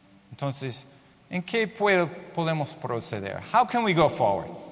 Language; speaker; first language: Spanish; non-native, learner; English